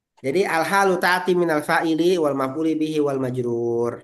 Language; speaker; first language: Arabic; non-native, fluent; Indonesian